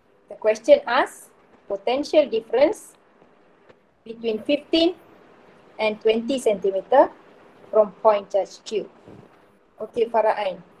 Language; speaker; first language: English; non-native, local second language; Malay